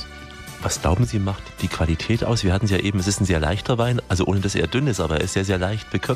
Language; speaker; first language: German; native; German